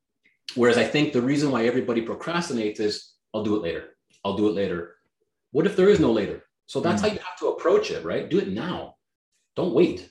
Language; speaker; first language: English; non-native, fluent; Greek